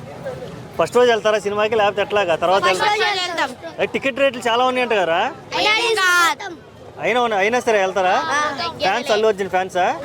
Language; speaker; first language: Telugu; native; Telugu